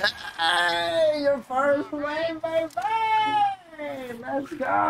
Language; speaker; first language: English; native; English